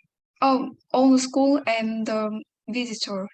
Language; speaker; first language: English; non-native, learner; Vietnamese